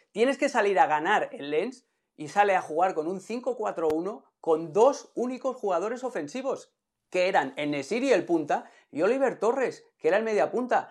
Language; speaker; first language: Spanish; native; Spanish